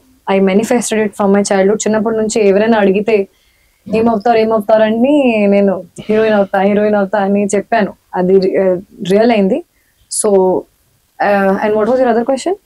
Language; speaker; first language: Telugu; non-native, learner; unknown